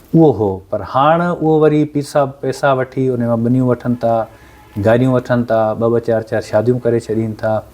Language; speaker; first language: Sindhi; native; Sindhi